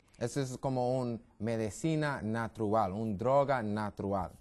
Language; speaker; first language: Spanish; non-native, learner; English